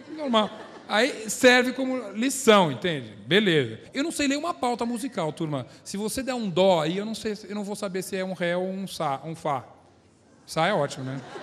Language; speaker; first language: Portuguese; native; Portuguese